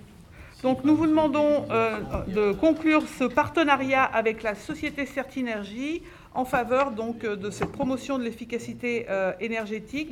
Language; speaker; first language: French; native; French